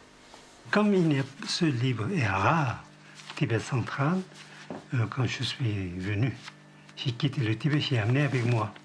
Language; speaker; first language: French; non-native, fluent; Tibetan